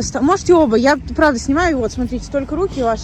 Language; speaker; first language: Russian; native; Russian